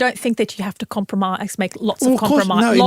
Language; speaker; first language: English; native; English